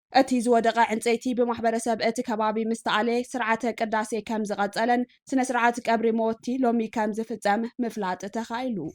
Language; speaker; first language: Tigrinya; native; Tigrinya